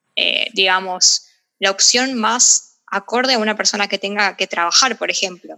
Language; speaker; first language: Spanish; native; Spanish